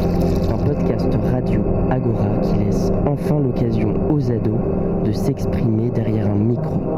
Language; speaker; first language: French; native; French